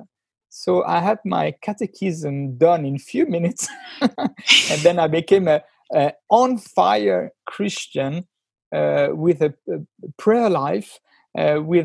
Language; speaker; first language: English; non-native, fluent; French